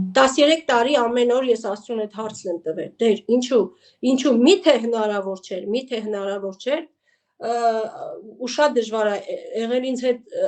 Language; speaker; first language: Armenian; native; Armenian